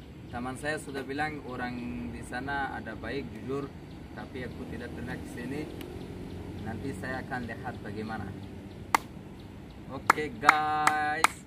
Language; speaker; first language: Indonesian; non-native, learner; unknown